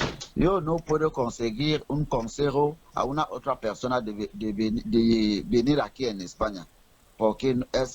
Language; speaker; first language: Spanish; non-native, learner; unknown